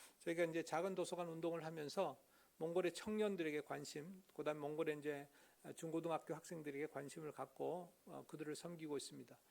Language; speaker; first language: Korean; native; Korean